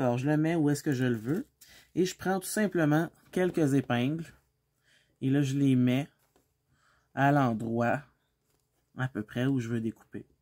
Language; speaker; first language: French; native; French